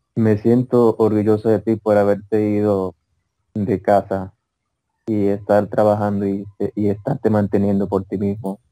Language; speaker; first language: Spanish; native; Spanish